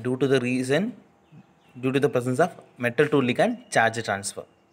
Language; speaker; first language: English; non-native, local second language; Tamil